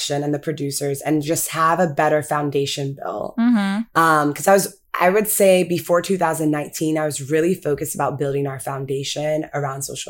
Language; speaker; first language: English; early bilingual, other home language; Akan